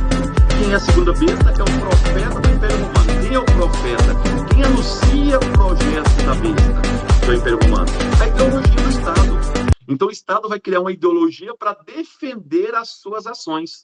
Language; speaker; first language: Portuguese; native; Portuguese